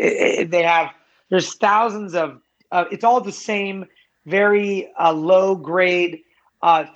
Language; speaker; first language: English; native; English